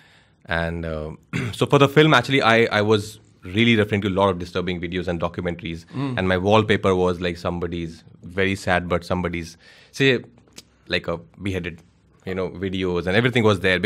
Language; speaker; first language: English; non-native, local second language; Hindi